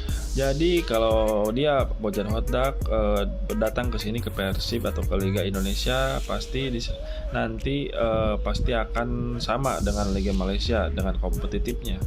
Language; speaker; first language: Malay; non-native, local second language; Sundanese